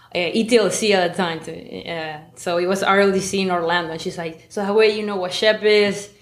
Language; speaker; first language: English; non-native, fluent; Spanish